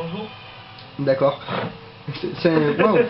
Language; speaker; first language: French; native; French